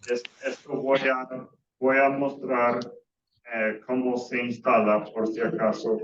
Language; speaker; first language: Spanish; non-native, fluent; English